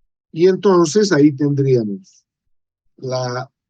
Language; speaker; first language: Spanish; native; Spanish